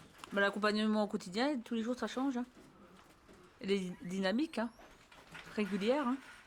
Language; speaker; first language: French; native; French